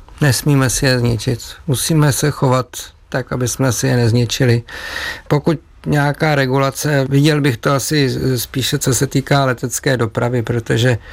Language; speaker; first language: Czech; native; Czech